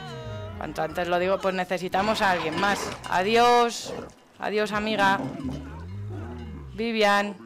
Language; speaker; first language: Spanish; native; Spanish